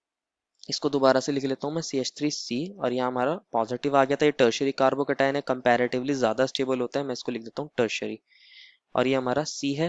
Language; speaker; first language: Hindi; native; Hindi